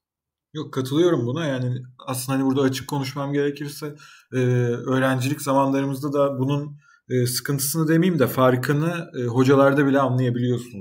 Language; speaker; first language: Turkish; native; Turkish